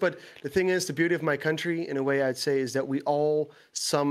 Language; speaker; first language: English; non-native, fluent; Dutch